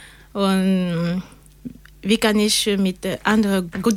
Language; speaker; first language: German; non-native, learner; French